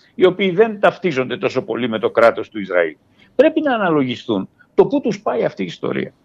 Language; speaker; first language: Greek; early bilingual, heritage; Greek